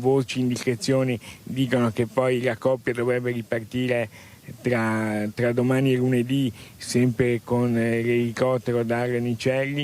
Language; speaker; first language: Italian; native; Italian